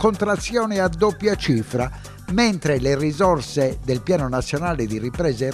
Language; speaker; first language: Italian; native; Italian